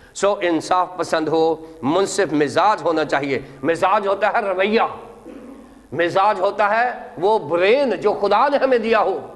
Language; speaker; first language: Urdu; non-native, local second language; Punjabi